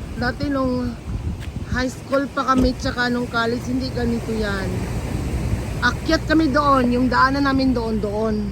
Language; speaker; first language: Filipino; non-native, local second language; Cebuano